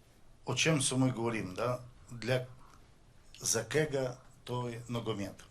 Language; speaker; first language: Slovenian; non-native, learner; Russian